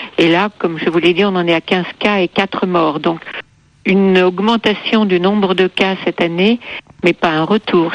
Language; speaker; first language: French; native; French